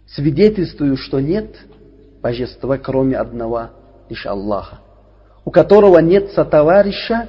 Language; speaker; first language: Russian; non-native, learner; Uzbek